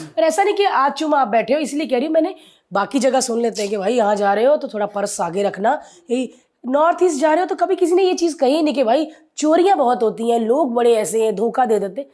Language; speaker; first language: Hindi; non-native, local second language; Punjabi